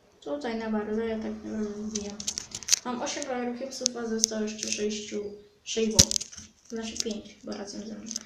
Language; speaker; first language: Polish; native; Polish